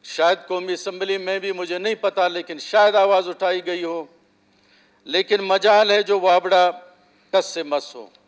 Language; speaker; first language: Urdu; non-native, local second language; Baluchi